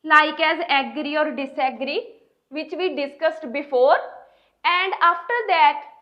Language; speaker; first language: English; non-native, local second language; Punjabi